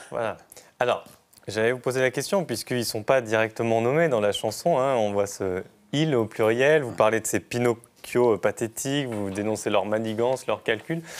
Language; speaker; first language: French; native; French